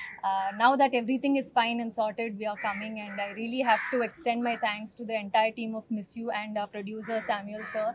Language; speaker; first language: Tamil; non-native, learner; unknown